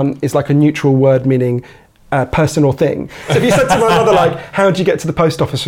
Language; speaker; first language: English; native; English